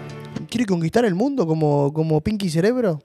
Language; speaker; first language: Spanish; native; Spanish